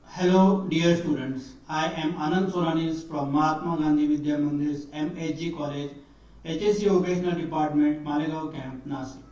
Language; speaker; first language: English; non-native, local second language; Marathi